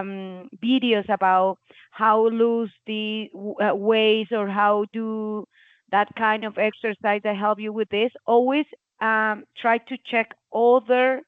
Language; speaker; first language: English; non-native, learner; Spanish